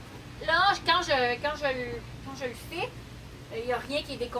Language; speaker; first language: French; native; French